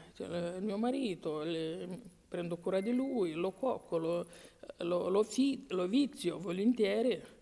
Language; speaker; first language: Italian; non-native, fluent; Romanian